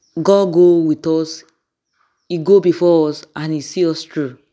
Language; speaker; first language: English; non-native, local second language; Yoruba